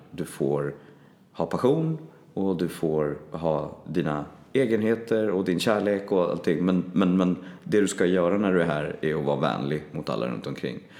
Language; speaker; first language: Swedish; native; Swedish